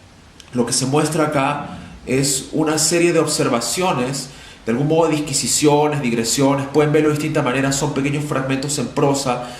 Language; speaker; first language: Spanish; native; Spanish